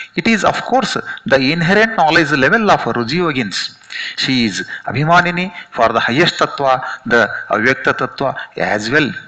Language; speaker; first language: English; non-native, local second language; Kannada